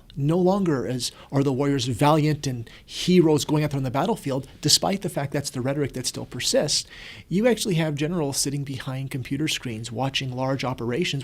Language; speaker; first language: English; native; English